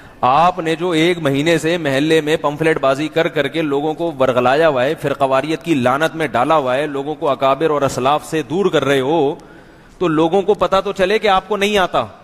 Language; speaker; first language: Urdu; native; Urdu